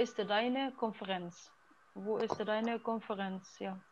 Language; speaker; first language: German; non-native, learner; Arabic